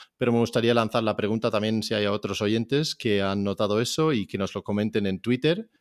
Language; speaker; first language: Spanish; non-native, fluent; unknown